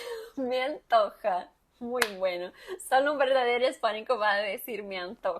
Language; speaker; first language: Spanish; non-native, fluent; Portuguese